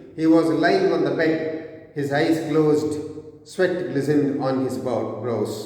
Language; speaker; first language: English; non-native, local second language; Kannada